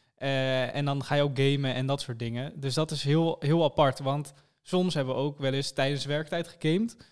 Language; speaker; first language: Dutch; native; Dutch